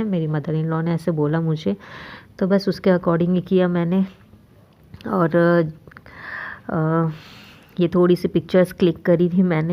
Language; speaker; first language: Hindi; native; Hindi